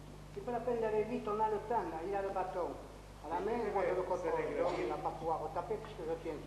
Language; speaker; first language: French; native; French